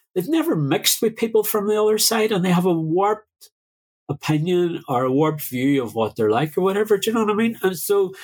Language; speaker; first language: English; native; English